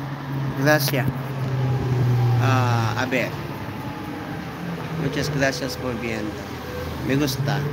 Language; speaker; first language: Spanish; non-native, learner; Iloko